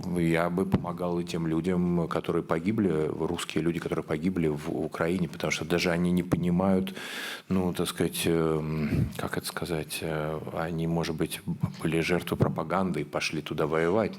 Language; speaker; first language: Russian; native; Russian